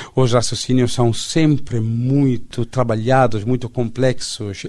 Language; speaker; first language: Portuguese; non-native, fluent; Italian